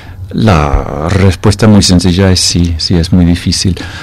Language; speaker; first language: Spanish; non-native, fluent; English